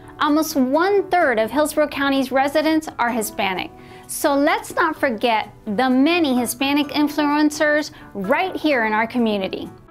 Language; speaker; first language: English; early bilingual, other home language; Spanish